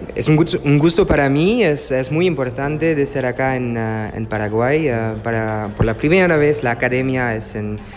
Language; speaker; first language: Spanish; non-native, learner; French